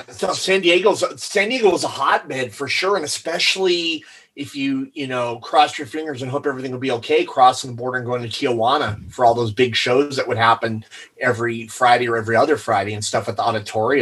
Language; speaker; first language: English; native; English